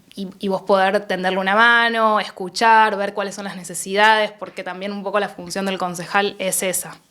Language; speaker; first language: Spanish; native; Spanish